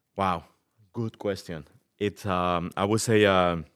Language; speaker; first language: English; non-native, fluent; Spanish